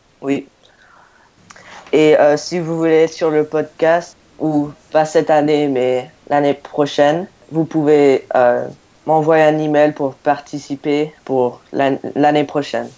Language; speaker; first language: French; non-native, fluent; English